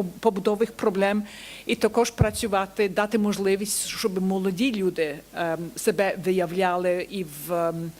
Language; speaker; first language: Ukrainian; early bilingual, heritage; Ukrainian